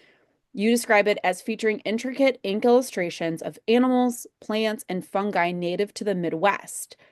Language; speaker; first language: English; native; English